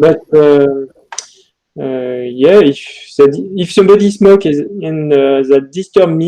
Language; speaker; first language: English; non-native, learner; French